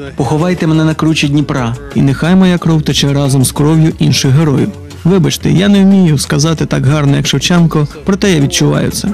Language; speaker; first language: Ukrainian; non-native, fluent; English